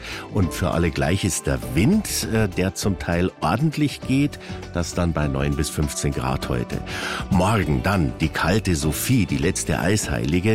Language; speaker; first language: German; native; German